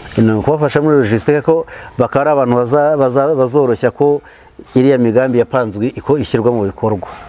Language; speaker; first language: Kinyarwanda; native; Kinyarwanda